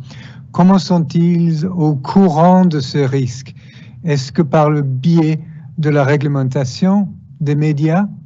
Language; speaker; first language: French; non-native, fluent; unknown